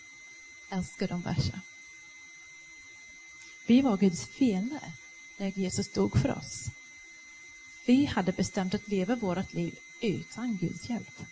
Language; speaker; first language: Swedish; non-native, fluent; English